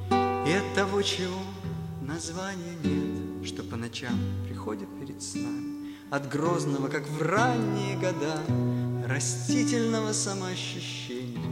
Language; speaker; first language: Russian; native; Russian